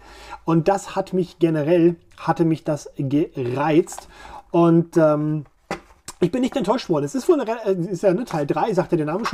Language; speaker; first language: German; native; German